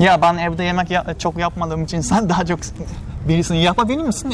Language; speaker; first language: Turkish; non-native, learner; Japanese